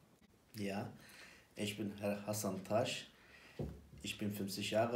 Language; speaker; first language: German; non-native, learner; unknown